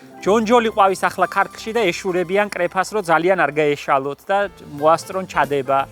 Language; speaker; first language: Georgian; native; Georgian